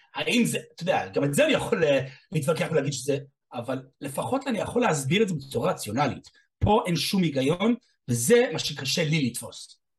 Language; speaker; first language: Hebrew; non-native, fluent; English